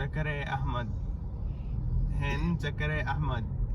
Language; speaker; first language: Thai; non-native, learner; Arabic